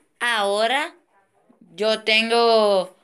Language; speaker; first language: Spanish; non-native, fluent; Portuguese